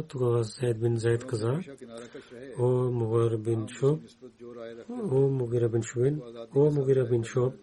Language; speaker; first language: Bulgarian; non-native, learner; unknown